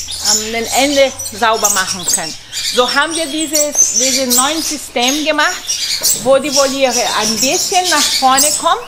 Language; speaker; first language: German; non-native, learner; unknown